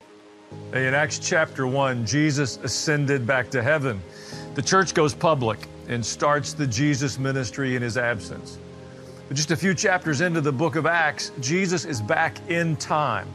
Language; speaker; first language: English; native; English